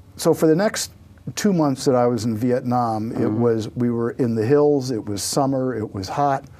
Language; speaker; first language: English; native; English